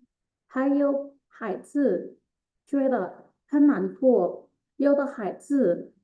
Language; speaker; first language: Chinese; non-native, fluent; Indonesian